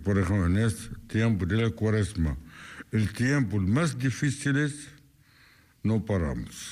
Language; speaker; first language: Spanish; non-native, fluent; Arabic